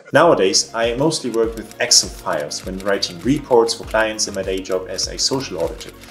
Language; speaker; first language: English; non-native, fluent; German